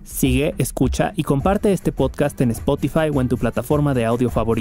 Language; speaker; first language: Spanish; native; Spanish